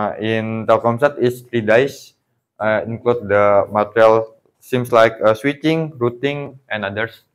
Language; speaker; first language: English; non-native, learner; Indonesian